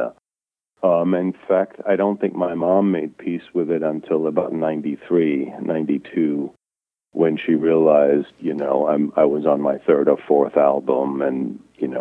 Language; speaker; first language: English; non-native, fluent; German